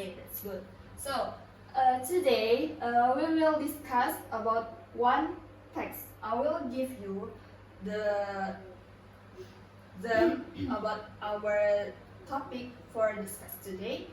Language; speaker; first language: English; non-native, learner; Indonesian